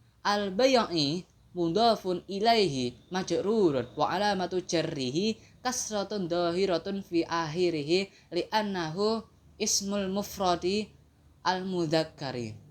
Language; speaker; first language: Arabic; non-native, learner; Indonesian